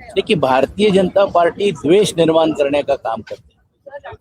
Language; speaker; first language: Hindi; non-native, local second language; Marathi